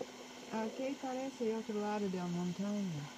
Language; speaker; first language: Spanish; non-native, learner; English